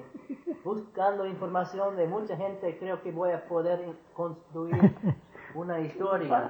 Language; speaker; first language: Spanish; non-native, fluent; English